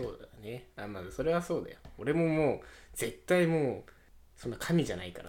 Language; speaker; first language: Japanese; native; Japanese